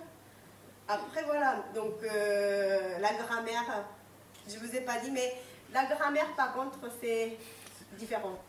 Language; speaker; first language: French; non-native, fluent; Japanese